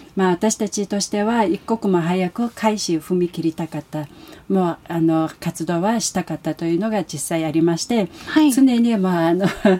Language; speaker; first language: Japanese; non-native, fluent; Mongolian